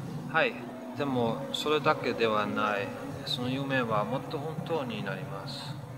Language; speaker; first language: Japanese; non-native, fluent; Dutch